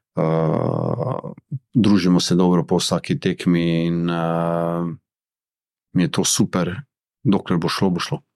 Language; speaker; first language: Slovenian; early bilingual, other home language; Bosnian